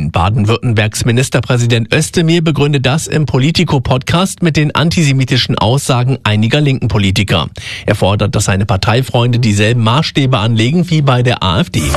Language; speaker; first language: German; native; German